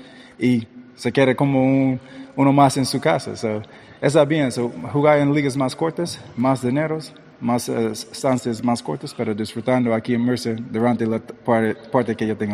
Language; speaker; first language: Spanish; early bilingual, heritage; English